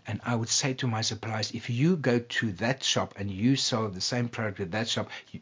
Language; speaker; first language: English; non-native, local second language; Afrikaans